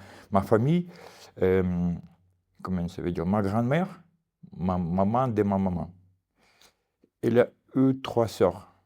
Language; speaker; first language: French; non-native, learner; Ukrainian